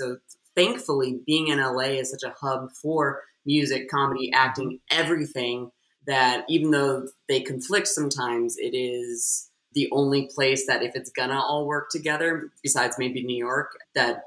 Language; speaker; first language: English; native; English